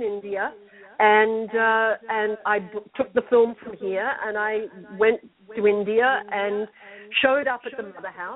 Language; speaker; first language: English; native; English